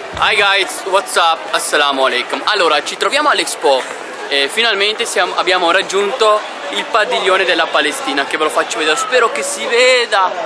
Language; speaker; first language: Italian; early bilingual, other home language; Urdu